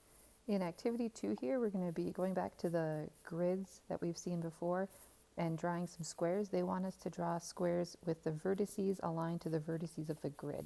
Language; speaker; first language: English; native; English